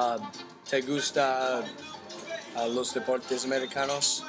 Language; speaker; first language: Spanish; non-native, learner; English